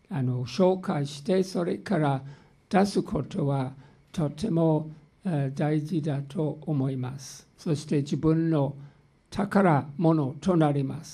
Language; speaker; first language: Japanese; non-native, fluent; English